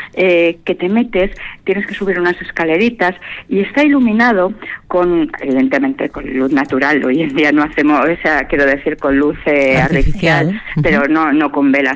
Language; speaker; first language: Spanish; native; Spanish